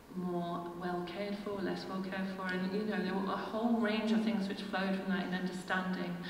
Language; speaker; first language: English; native; English